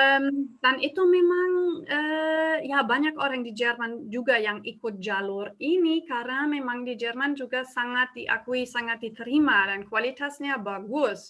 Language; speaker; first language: Indonesian; non-native, fluent; German